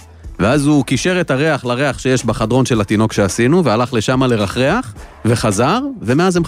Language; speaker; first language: Hebrew; native; Hebrew